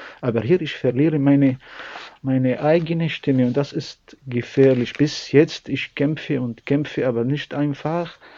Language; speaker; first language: German; non-native, learner; Arabic